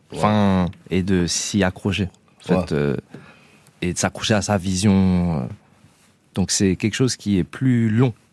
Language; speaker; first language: French; native; French